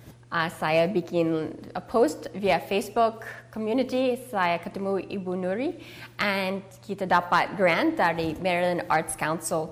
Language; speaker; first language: Indonesian; early bilingual, heritage; English